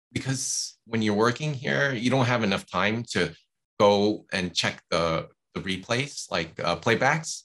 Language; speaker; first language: English; native; English